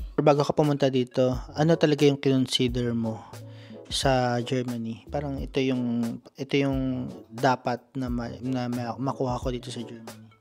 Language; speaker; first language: Filipino; native; Filipino